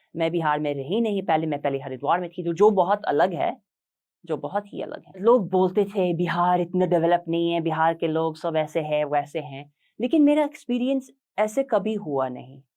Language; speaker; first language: Hindi; non-native, fluent; English